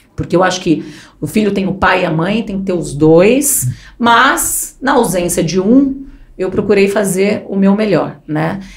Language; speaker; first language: Portuguese; native; Portuguese